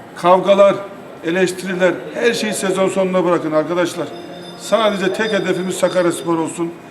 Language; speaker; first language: Turkish; native; Turkish